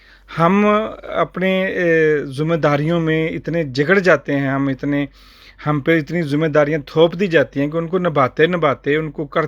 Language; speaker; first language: Urdu; native; Urdu